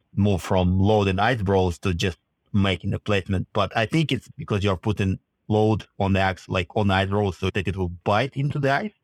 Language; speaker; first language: English; non-native, fluent; Russian